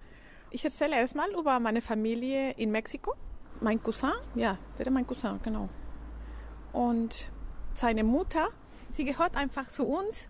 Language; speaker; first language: German; non-native, fluent; Spanish